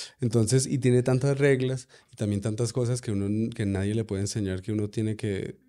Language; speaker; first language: Spanish; early bilingual, other home language; English